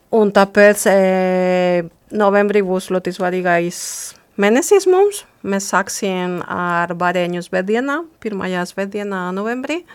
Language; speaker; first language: Latvian; non-native, fluent; Spanish